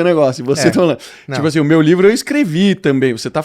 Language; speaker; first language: Portuguese; native; Portuguese